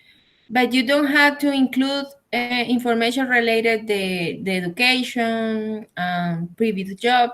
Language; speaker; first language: English; non-native, learner; Spanish